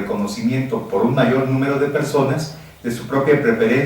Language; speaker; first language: Spanish; native; Spanish